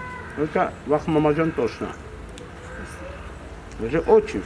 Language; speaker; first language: Russian; non-native, fluent; Armenian